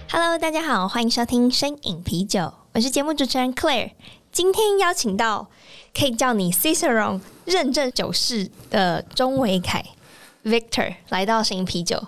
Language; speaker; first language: Chinese; native; Chinese